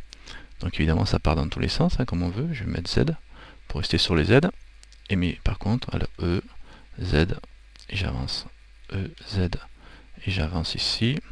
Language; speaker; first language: French; native; French